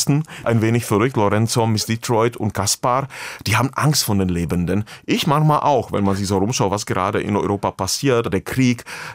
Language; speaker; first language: German; non-native, fluent; Czech